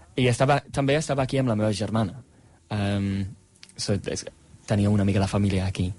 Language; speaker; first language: Catalan; non-native, fluent; English